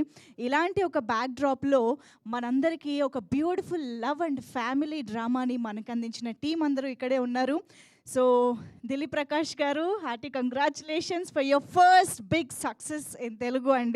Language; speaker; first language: Telugu; native; Telugu